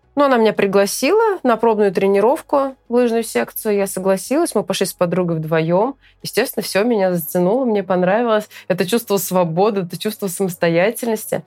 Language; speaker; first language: Russian; native; Russian